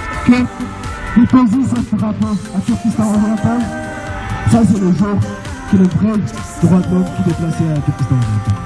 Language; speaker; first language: French; non-native, learner; Uyghur